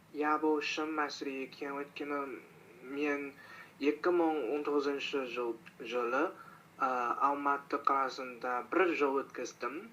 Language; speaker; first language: Kazakh; non-native, learner; Chinese